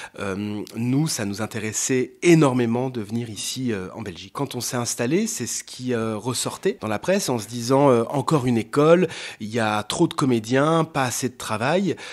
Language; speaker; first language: French; native; French